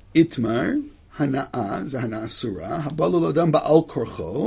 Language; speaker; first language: Hebrew; non-native, fluent; English